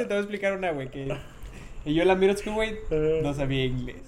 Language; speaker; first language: Spanish; native; Spanish